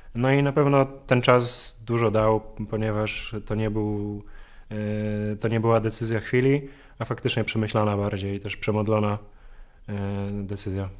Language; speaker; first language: Polish; native; Polish